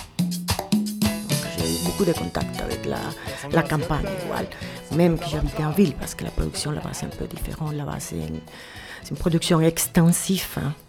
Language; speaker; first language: French; non-native, fluent; Spanish